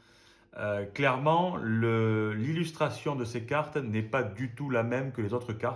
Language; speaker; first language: French; native; French